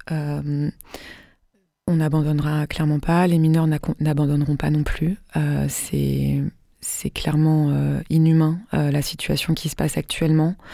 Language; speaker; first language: French; native; French